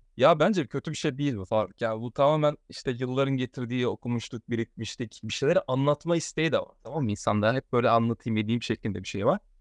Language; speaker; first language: Turkish; native; Turkish